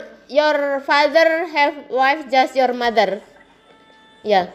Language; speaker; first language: English; non-native, learner; Indonesian